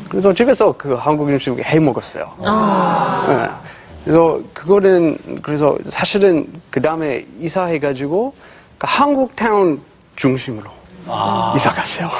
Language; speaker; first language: Korean; non-native, fluent; English